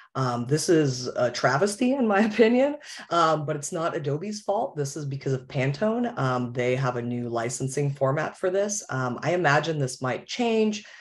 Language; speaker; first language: English; native; English